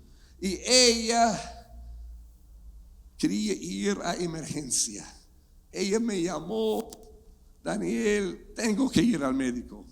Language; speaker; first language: Spanish; non-native, fluent; English